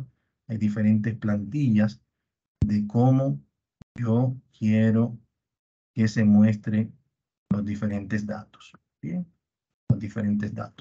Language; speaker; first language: Spanish; native; Spanish